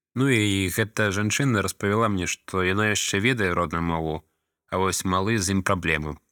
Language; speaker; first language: Belarusian; non-native, fluent; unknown